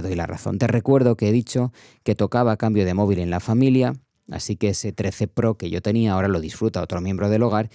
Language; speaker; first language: Spanish; native; Spanish